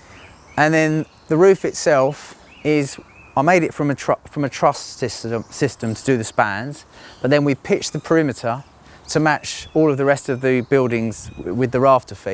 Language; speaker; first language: English; native; English